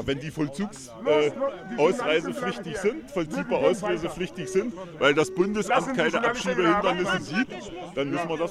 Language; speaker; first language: German; native; German